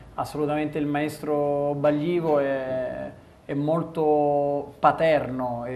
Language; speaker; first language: Italian; native; Italian